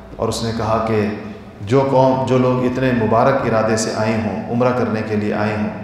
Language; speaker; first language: Urdu; native; Urdu